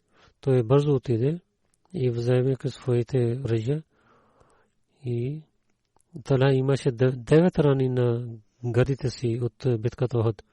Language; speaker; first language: Bulgarian; non-native, learner; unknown